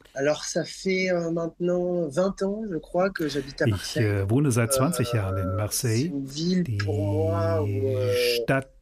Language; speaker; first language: German; non-native, fluent; French